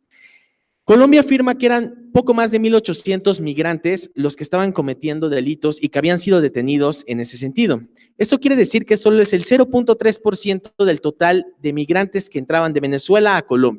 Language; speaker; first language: Spanish; native; Spanish